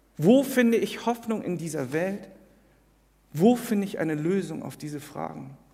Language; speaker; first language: German; early bilingual, other home language; Korean